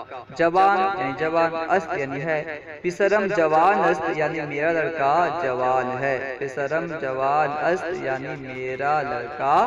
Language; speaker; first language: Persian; non-native, fluent; Urdu